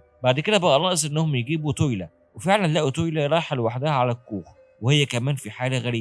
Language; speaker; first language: Arabic; native; Arabic